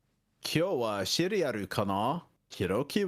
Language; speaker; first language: Japanese; non-native, learner; English